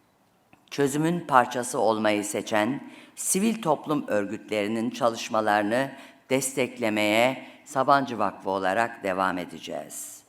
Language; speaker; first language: Turkish; native; Turkish